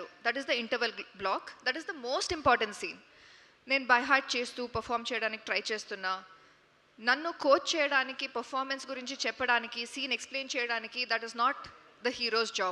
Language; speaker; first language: Telugu; non-native, local second language; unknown